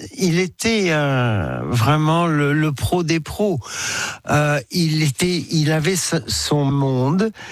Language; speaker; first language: French; non-native, fluent; English